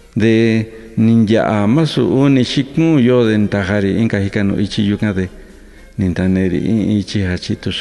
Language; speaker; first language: Spanish; non-native, local second language; Mixtepec Mixtec